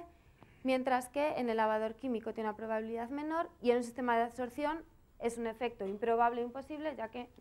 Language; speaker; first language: Spanish; native; Spanish